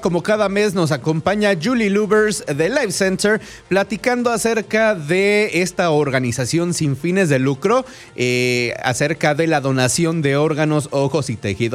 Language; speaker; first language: Spanish; native; Spanish